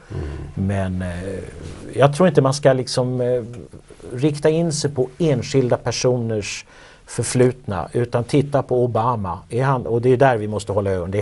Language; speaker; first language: Swedish; native; Swedish